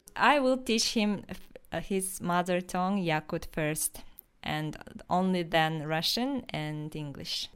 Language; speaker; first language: English; non-native, fluent; Yakut